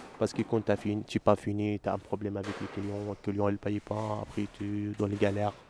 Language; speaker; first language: French; non-native, learner; Arabic